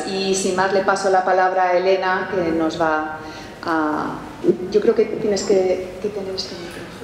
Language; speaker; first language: Spanish; native; Spanish